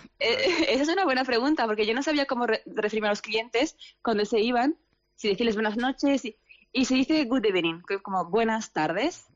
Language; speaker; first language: Spanish; early bilingual, other home language; Arabic